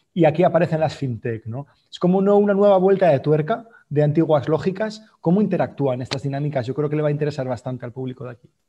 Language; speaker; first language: Spanish; native; Spanish